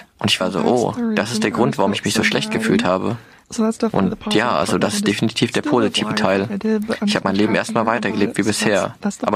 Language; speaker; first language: German; non-native, fluent; English